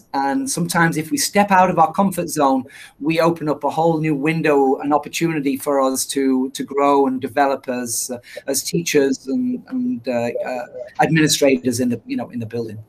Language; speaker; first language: English; native; English